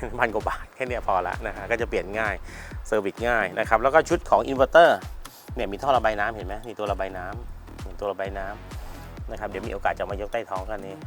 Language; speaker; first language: Thai; native; Thai